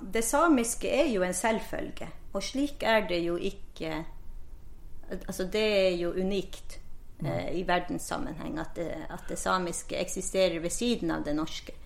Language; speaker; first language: Norwegian; non-native, local second language; Northern Sami